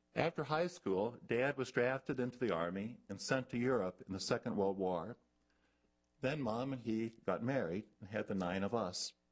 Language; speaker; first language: English; native; English